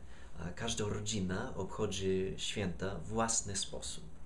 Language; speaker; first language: Polish; non-native, fluent; English